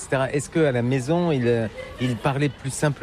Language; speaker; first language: French; native; French